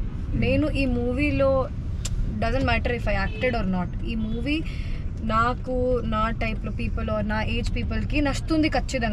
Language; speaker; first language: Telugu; non-native, fluent; Hindi